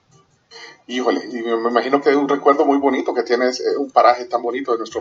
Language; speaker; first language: Spanish; native; Spanish